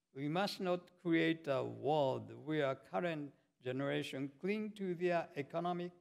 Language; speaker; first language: English; non-native, fluent; Japanese